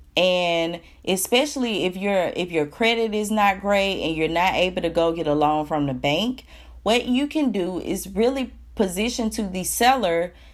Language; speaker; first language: English; native; English